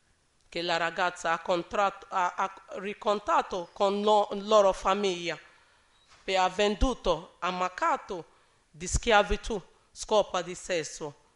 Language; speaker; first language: Italian; non-native, learner; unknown